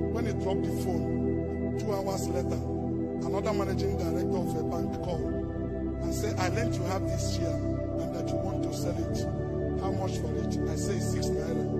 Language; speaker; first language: English; non-native, local second language; Igbo